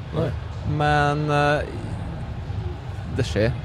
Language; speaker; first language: Norwegian; non-native, fluent; Polish